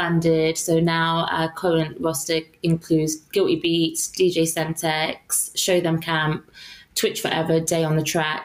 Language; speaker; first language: English; native; English